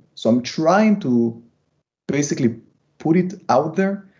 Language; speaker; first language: English; non-native, fluent; Hebrew